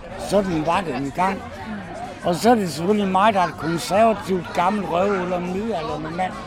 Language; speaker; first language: Danish; native; Danish